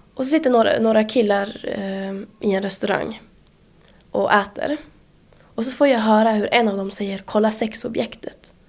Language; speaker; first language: Swedish; early bilingual, other home language; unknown